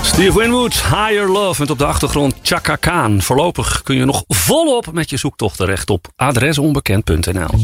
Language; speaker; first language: Dutch; native; Dutch